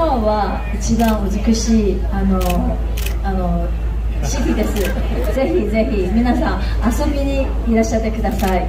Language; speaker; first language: Japanese; non-native, learner; Chinese